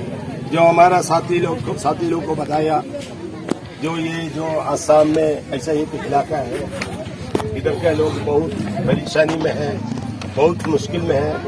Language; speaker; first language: Hindi; non-native, local second language; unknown